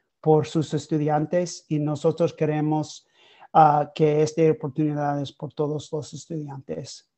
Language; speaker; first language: Spanish; non-native, learner; English